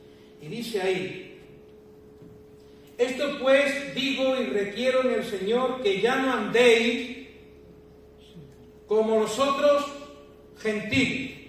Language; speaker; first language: Spanish; native; Spanish